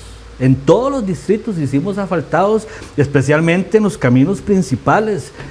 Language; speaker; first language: Spanish; native; Spanish